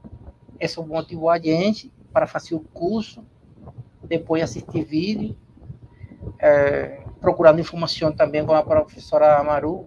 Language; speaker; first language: Portuguese; non-native, learner; Spanish